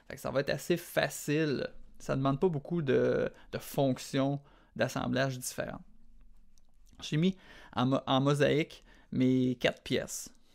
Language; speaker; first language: French; native; French